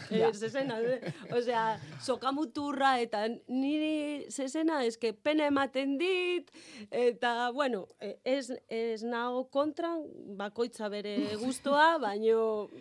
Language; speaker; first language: Basque; non-native, learner; Galician